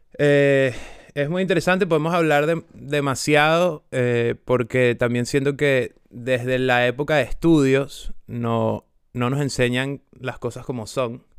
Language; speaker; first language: Spanish; native; Spanish